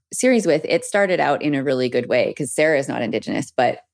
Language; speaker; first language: English; native; English